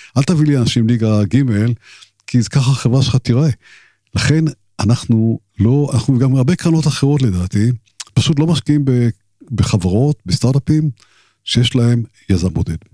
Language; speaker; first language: Hebrew; native; Hebrew